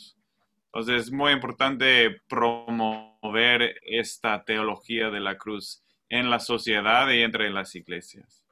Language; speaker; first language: Spanish; non-native, fluent; English